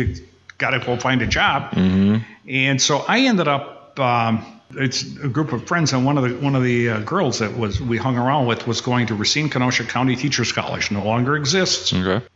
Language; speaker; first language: English; native; English